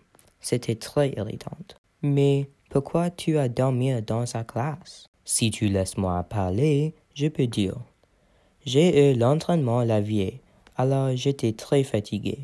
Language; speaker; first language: French; non-native, learner; English